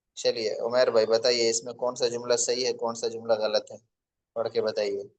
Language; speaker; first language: Urdu; native; Urdu